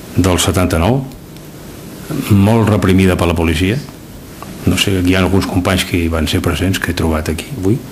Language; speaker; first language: Catalan; native; Catalan